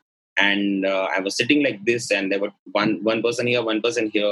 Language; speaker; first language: English; non-native, local second language; Gujarati